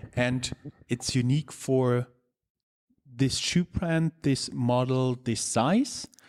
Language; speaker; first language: English; non-native, fluent; German